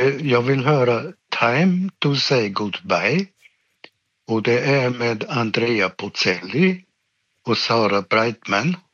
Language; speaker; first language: Swedish; non-native, fluent; German